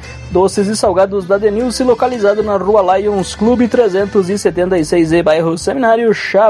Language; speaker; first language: Portuguese; native; Portuguese